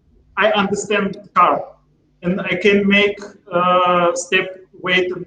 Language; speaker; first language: English; non-native, learner; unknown